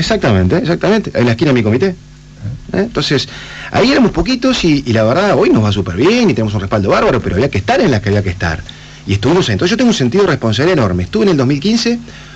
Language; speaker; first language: Spanish; native; Spanish